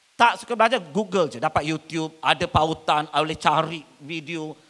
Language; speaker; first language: Malay; non-native, local second language; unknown